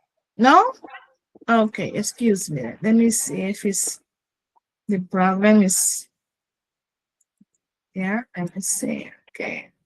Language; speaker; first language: English; non-native, learner; Spanish